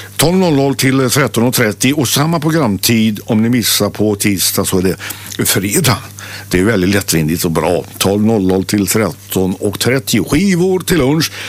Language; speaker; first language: Swedish; native; Swedish